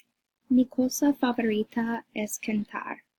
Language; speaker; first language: Spanish; non-native, learner; English